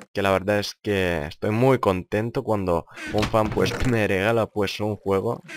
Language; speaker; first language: Spanish; non-native, fluent; Lithuanian